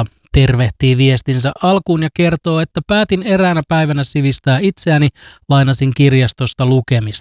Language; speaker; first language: Finnish; native; Finnish